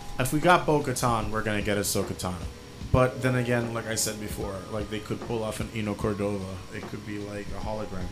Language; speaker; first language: English; early bilingual, other home language; Spanish